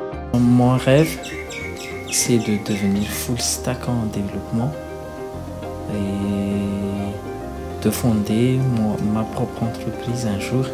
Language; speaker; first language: French; non-native, local second language; Malagasy